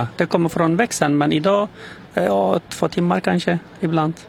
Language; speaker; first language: Swedish; non-native, local second language; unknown